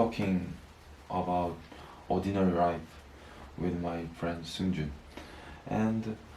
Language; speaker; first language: English; non-native, learner; Korean